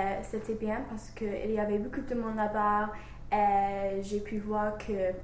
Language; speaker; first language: French; non-native, learner; English